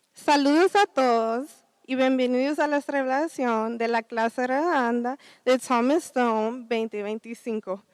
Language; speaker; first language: Spanish; early bilingual, heritage; Spanish